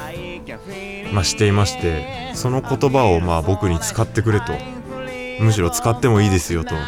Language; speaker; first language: Japanese; native; Japanese